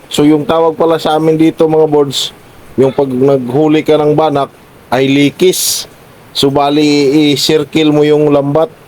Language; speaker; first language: Filipino; non-native, local second language; Waray